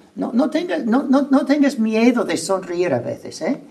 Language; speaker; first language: Spanish; non-native, fluent; English